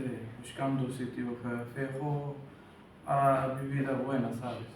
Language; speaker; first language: Spanish; non-native, learner; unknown